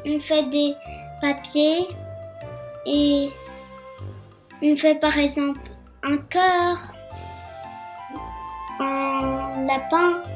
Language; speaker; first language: French; early bilingual, heritage; French